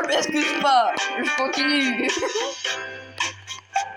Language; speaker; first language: French; native; French